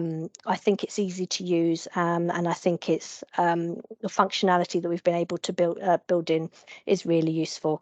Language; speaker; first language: English; native; English